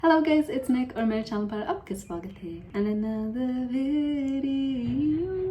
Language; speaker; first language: Hindi; non-native, learner; English